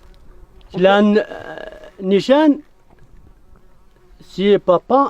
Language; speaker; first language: French; non-native, learner; Central Atlas Tamazight